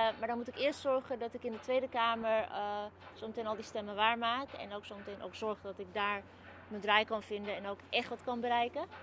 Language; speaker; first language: Dutch; early bilingual, other home language; Turkish